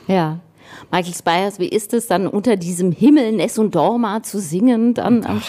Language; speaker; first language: German; native; German